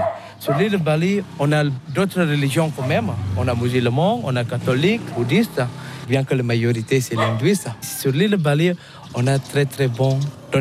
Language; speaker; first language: French; non-native, learner; Balinese